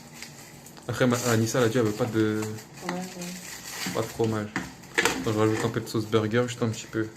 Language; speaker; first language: French; native; French